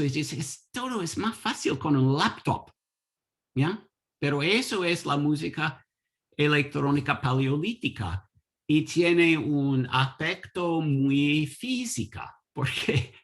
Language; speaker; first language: Spanish; non-native, learner; English